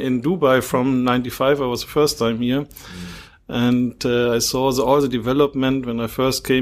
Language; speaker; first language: English; non-native, fluent; German